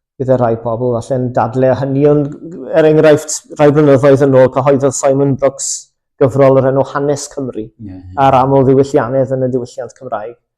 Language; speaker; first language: Welsh; native; Welsh